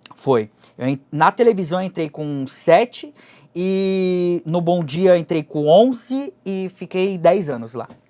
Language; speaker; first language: Portuguese; early bilingual, other home language; Japanese